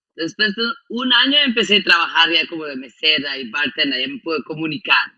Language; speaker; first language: Spanish; non-native, fluent; German